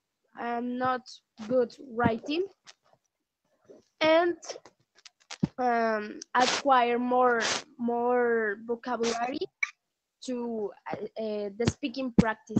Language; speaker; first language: English; non-native, learner; Spanish